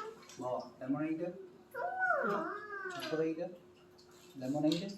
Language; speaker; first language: Korean; native; Korean